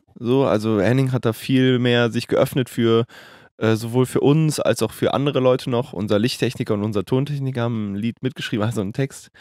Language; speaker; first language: German; native; German